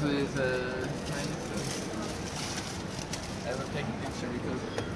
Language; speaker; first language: English; non-native, learner; French